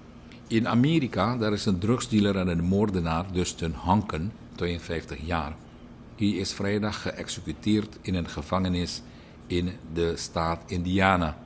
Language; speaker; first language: Dutch; native; Dutch